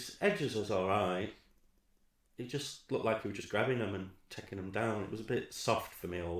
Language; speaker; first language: English; native; English